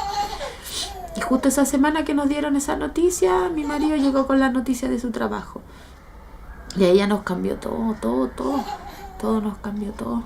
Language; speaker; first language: Spanish; native; Spanish